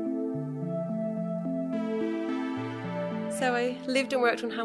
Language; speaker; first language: English; native; English